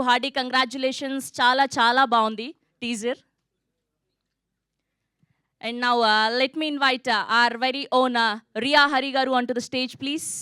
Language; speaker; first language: Telugu; native; Telugu